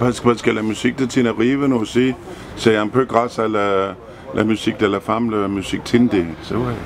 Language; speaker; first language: French; non-native, learner; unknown